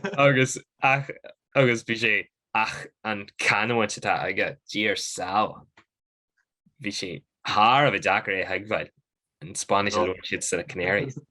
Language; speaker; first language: Irish; native; Irish